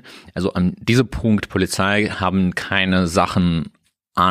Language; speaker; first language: German; non-native, learner; Russian